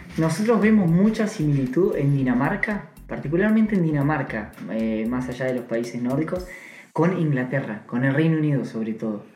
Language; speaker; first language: Spanish; native; Spanish